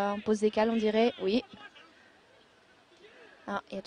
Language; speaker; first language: French; native; French